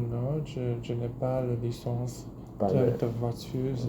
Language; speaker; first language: French; non-native, learner; Chinese